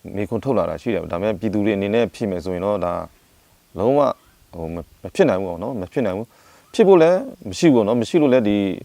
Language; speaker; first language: Burmese; non-native, local second language; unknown